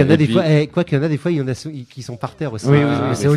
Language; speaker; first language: French; native; French